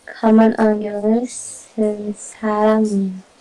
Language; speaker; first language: Korean; non-native, learner; Indonesian